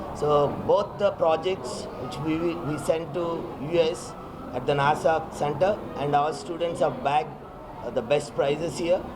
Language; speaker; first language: English; non-native, local second language; Telugu